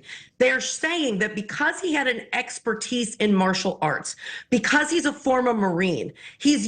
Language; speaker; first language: English; native; English